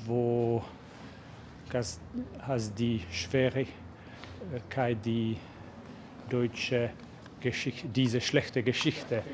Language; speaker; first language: German; non-native, learner; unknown